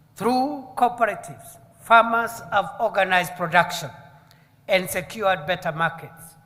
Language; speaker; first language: English; non-native, local second language; Swahili